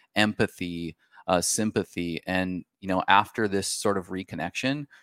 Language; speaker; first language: English; native; English